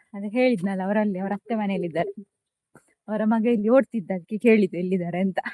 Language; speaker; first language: Kannada; native; Kannada